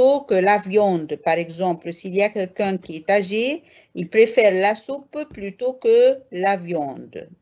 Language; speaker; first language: French; non-native, fluent; Arabic